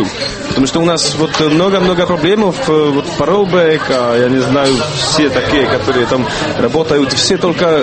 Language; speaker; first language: Russian; non-native, learner; Czech